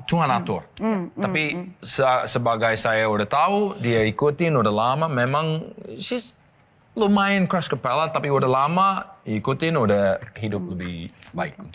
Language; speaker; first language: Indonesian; non-native, learner; English